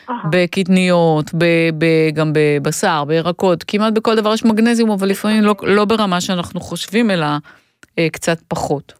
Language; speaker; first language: Hebrew; native; Hebrew